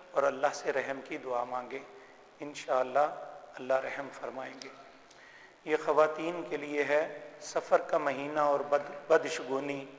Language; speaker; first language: Urdu; native; Urdu